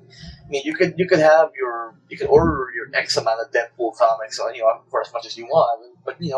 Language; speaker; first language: English; non-native, local second language; Filipino